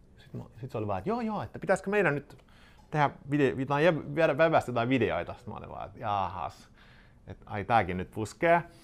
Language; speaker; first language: Finnish; non-native, fluent; Swedish